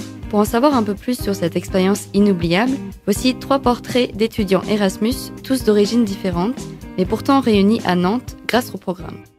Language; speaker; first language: French; native; French